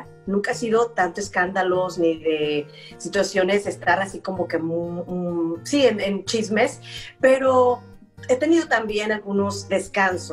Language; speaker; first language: Spanish; native; Spanish